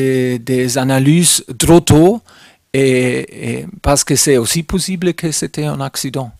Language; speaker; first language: French; non-native, fluent; German